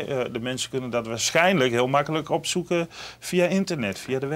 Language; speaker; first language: Dutch; native; Dutch